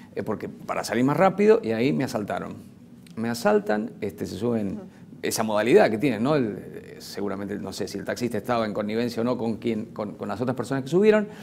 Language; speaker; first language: Spanish; native; Spanish